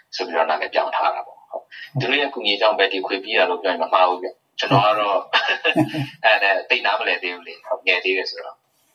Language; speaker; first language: Burmese; non-native, local second language; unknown